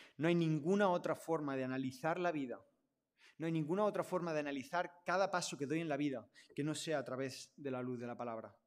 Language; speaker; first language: Spanish; non-native, local second language; Catalan